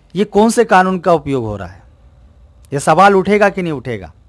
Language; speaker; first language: Hindi; native; Hindi